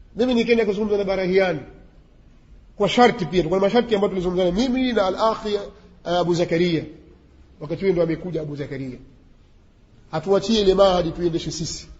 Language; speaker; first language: Swahili; native; Swahili